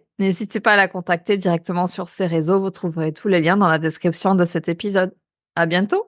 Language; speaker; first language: French; native; French